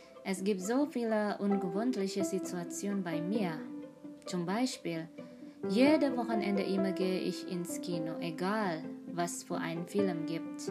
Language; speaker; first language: German; non-native, learner; Indonesian